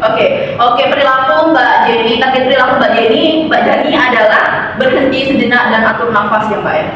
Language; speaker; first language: Indonesian; native; Indonesian